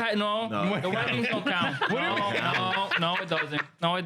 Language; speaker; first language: English; early bilingual, other home language; Spanish